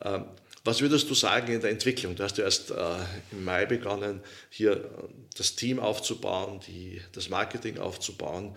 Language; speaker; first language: German; native; German